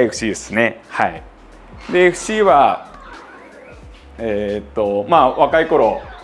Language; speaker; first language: Japanese; native; Japanese